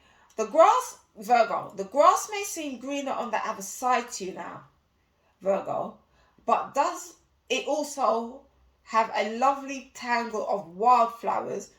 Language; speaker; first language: English; native; English